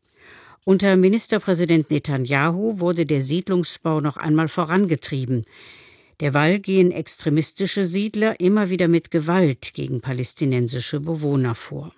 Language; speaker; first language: German; native; German